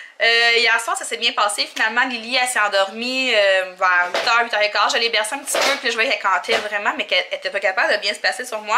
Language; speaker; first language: French; native; French